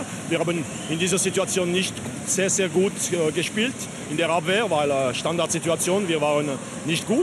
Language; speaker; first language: German; non-native, learner; French